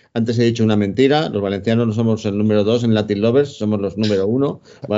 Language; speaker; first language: Spanish; native; Spanish